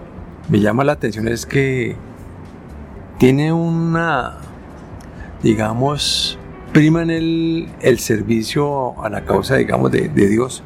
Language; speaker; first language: Spanish; native; Spanish